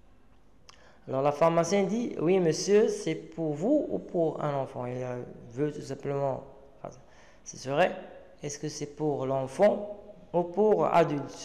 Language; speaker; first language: French; non-native, local second language; Arabic